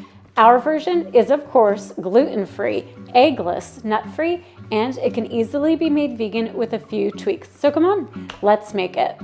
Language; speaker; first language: English; native; English